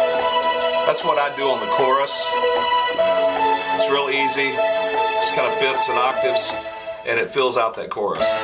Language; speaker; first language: English; native; English